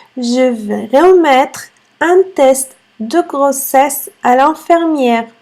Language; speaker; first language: French; non-native, fluent; Arabic